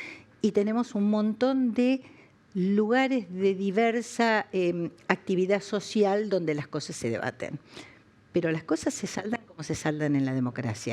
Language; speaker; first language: Spanish; native; Spanish